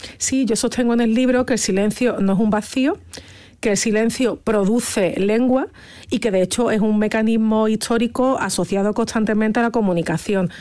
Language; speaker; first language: Spanish; native; Spanish